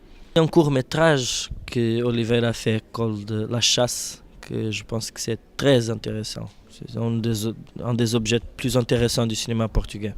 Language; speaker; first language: French; non-native, fluent; Portuguese